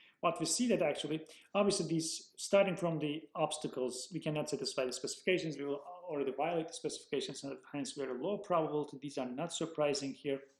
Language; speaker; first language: English; non-native, fluent; Turkish